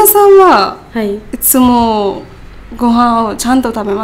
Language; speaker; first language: Japanese; non-native, learner; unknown